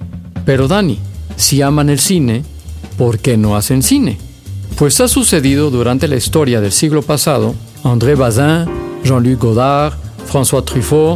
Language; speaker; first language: Spanish; native; Spanish